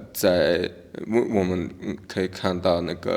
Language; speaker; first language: Chinese; non-native, learner; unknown